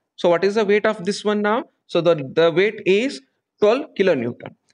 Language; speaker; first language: English; non-native, local second language; Kannada